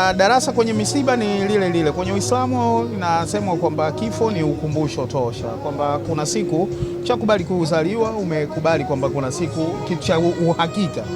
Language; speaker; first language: Swahili; native; Swahili